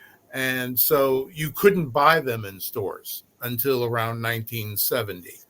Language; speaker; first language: English; native; English